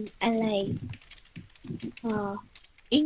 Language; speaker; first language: English; non-native, learner; Vietnamese